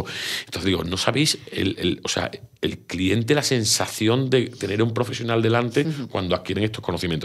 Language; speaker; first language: Spanish; native; Spanish